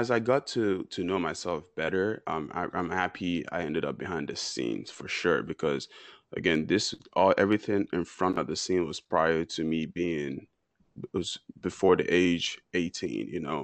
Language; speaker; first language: English; non-native, local second language; Yoruba